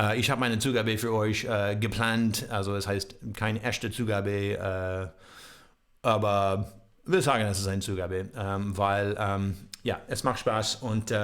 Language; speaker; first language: German; non-native, learner; English